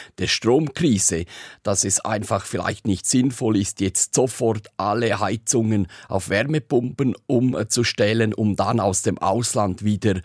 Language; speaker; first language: German; native; German